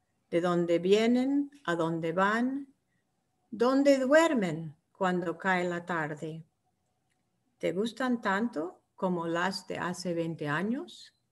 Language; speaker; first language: Spanish; non-native, fluent; English